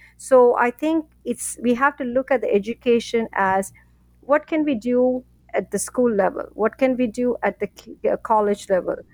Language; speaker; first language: English; non-native, local second language; Tamil